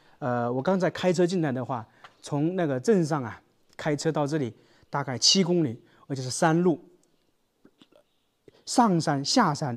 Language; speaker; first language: Chinese; native; Chinese